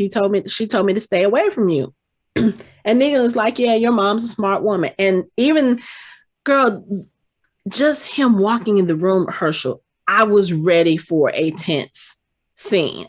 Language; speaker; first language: English; native; English